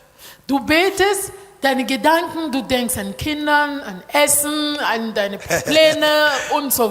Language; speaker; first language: German; non-native, learner; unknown